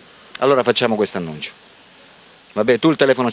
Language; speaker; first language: Italian; native; Italian